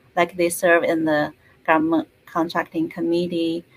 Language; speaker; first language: English; non-native, fluent; Chinese